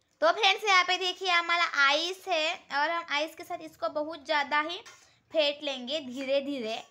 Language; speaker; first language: Hindi; non-native, local second language; Marathi